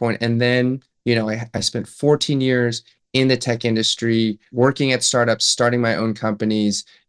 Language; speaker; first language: English; native; English